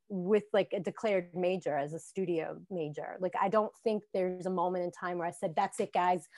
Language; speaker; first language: English; native; English